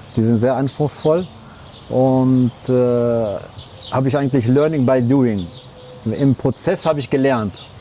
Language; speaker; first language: German; early bilingual, other home language; Arabic